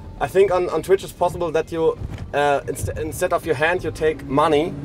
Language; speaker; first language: English; non-native, fluent; German